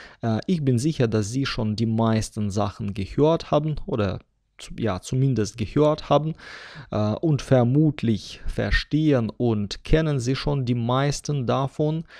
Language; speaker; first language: German; non-native, fluent; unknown